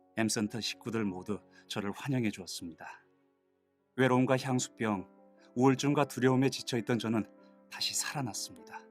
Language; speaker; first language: Korean; non-native, fluent; Nepali